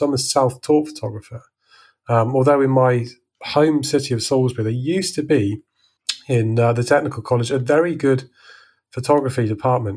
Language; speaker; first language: English; native; English